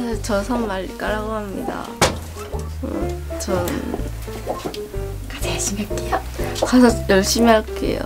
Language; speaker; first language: Korean; early bilingual, other home language; Khmer